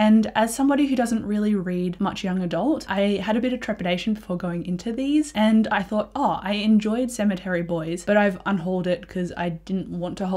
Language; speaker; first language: English; native; English